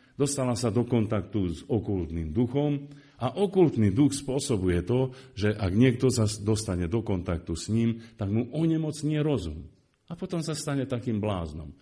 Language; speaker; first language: Slovak; native; Slovak